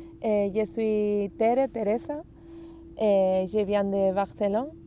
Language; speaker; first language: French; non-native, learner; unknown